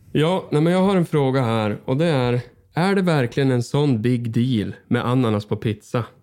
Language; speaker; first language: Swedish; native; Swedish